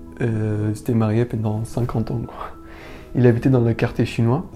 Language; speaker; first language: French; non-native, learner; Arabic